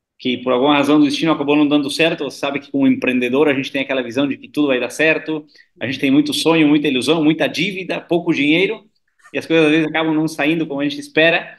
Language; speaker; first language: Portuguese; non-native, fluent; Spanish